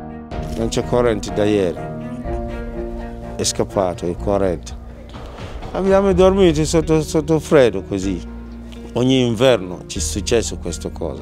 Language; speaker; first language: Italian; non-native, learner; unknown